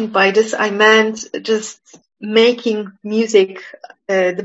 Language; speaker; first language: English; non-native, fluent; Polish